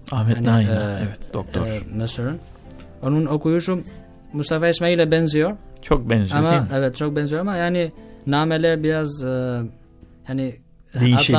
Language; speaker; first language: Turkish; non-native, learner; Albanian